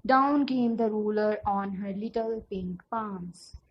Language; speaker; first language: English; non-native, local second language; Punjabi